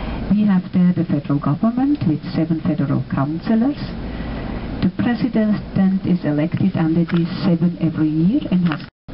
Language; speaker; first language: English; non-native, fluent; German